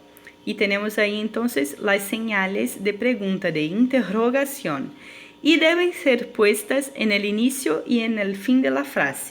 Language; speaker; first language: Spanish; non-native, fluent; Portuguese